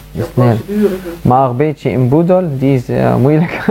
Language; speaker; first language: Dutch; non-native, learner; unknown